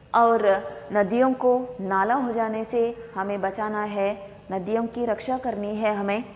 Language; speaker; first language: Hindi; non-native, local second language; Kannada